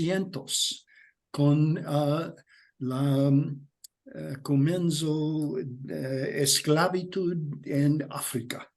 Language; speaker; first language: Spanish; non-native, learner; English